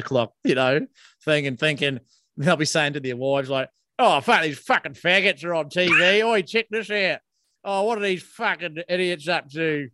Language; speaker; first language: English; native; English